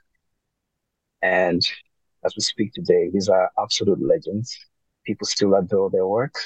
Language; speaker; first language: English; non-native, local second language; Tumbuka